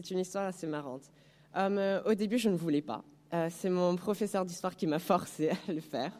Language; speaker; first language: French; non-native, fluent; Spanish